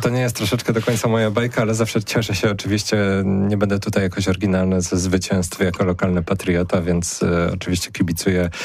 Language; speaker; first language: Polish; native; Polish